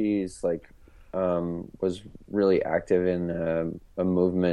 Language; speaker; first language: English; native; English